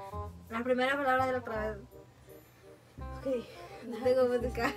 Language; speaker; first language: Spanish; early bilingual, heritage; Spanish